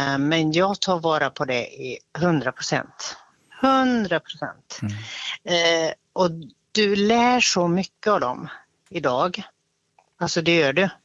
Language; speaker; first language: Swedish; non-native, fluent; Finnish